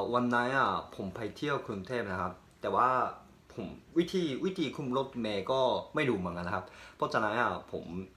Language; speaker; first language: Thai; non-native, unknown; Japanese